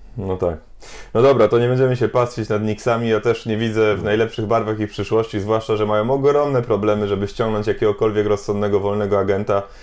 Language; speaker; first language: Polish; native; Polish